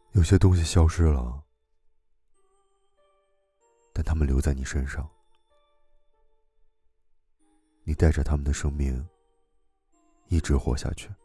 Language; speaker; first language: Chinese; native; Chinese